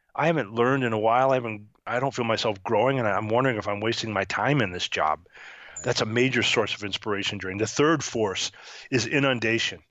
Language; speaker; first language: English; native; English